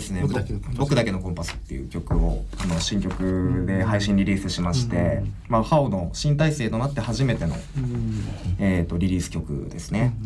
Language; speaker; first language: Japanese; native; Japanese